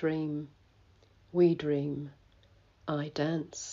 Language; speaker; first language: English; native; English